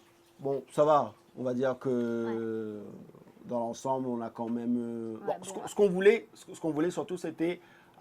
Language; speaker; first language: French; native; French